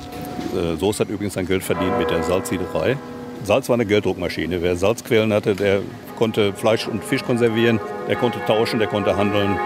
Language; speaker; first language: German; native; German